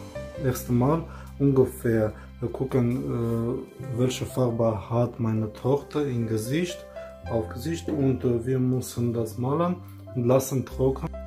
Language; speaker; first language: German; non-native, learner; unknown